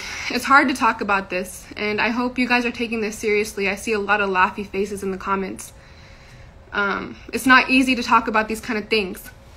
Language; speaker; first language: English; early bilingual, other home language; Punjabi